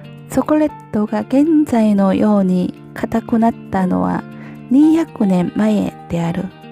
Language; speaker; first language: Japanese; non-native, learner; Korean